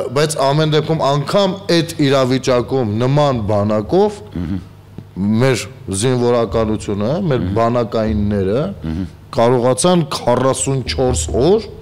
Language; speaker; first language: Armenian; native; Armenian